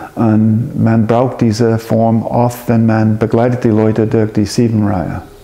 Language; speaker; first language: German; non-native, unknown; English